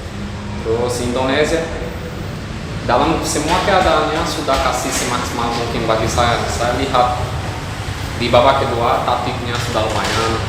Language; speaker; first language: Indonesian; non-native, fluent; Portuguese